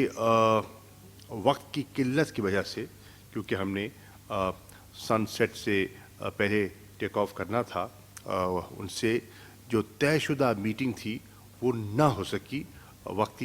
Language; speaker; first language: Urdu; native; Urdu